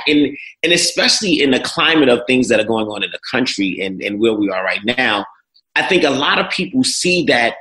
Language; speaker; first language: English; native; English